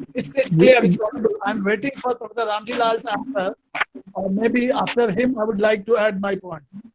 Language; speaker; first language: English; non-native, local second language; Hindi